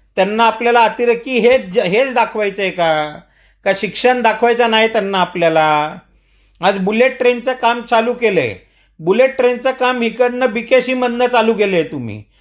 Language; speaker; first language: Marathi; non-native, local second language; Marwari